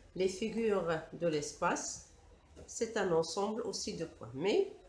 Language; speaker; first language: French; non-native, local second language; Arabic